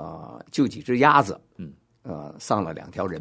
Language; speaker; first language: Chinese; native; Chinese